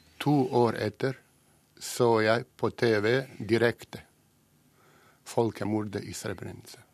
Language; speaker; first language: Norwegian; non-native, fluent; Bosnian